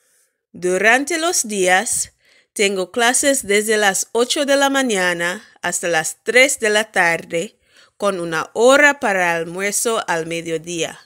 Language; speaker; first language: Spanish; non-native, fluent; English